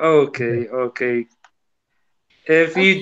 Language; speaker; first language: English; non-native, learner; Kurdish